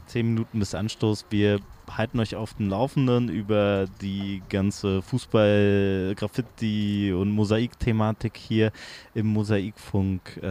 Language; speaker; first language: German; native; German